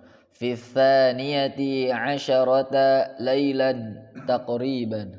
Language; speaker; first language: Arabic; non-native, fluent; Indonesian